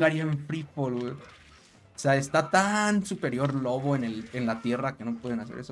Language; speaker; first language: Spanish; native; Spanish